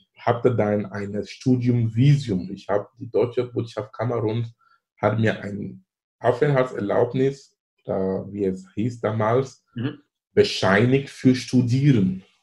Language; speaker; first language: German; non-native, fluent; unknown